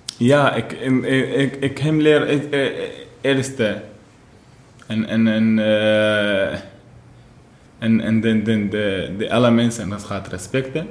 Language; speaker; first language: Dutch; non-native, learner; Arabic